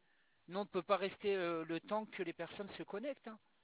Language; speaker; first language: French; native; French